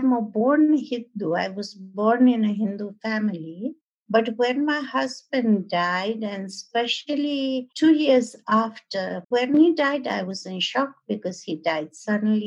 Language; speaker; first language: English; non-native, local second language; Nepali